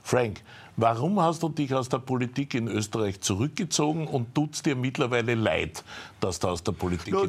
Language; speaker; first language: German; native; German